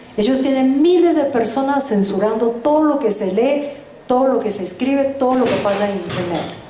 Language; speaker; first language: Spanish; early bilingual, other home language; Chinese